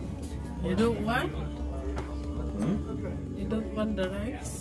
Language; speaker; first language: English; non-native, local second language; Filipino